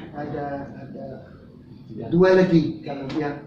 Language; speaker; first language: Indonesian; non-native, fluent; Dutch